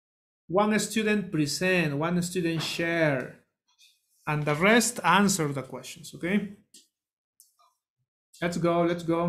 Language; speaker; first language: English; non-native, learner; Spanish